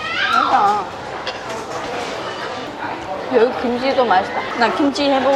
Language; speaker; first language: Korean; non-native, learner; Vietnamese